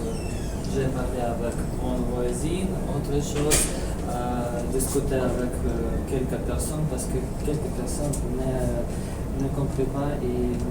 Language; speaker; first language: French; non-native, learner; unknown